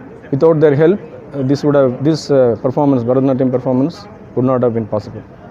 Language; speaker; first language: English; non-native, local second language; Tamil